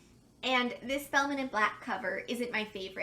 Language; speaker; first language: English; native; English